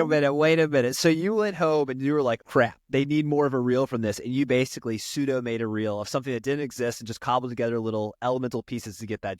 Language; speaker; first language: English; native; English